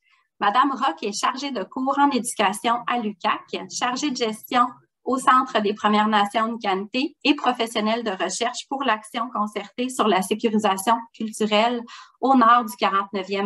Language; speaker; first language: French; native; French